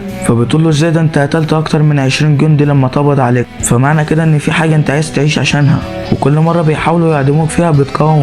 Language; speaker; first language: Arabic; native; Arabic